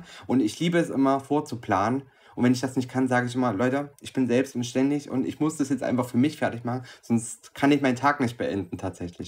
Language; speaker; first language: German; native; German